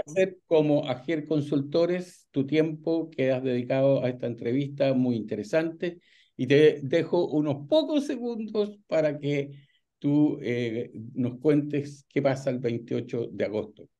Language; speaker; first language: Spanish; native; Spanish